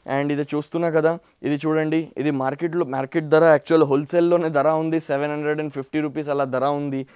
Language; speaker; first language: Telugu; non-native, local second language; Hindi